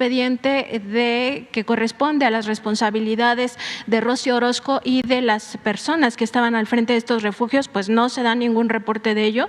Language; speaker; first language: Spanish; native; Spanish